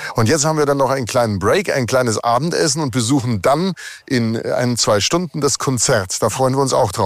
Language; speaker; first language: German; native; German